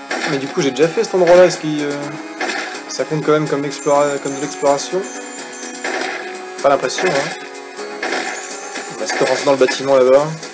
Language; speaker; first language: French; native; French